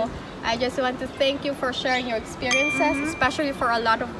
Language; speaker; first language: English; non-native, fluent; Filipino